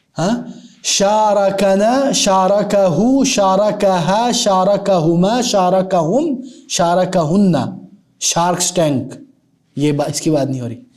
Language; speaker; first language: Urdu; native; Urdu